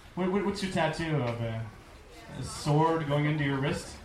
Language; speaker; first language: English; native; English